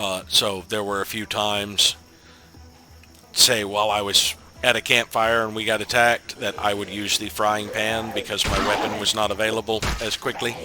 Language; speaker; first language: English; native; English